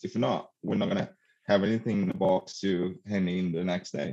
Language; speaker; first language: English; non-native, fluent; Portuguese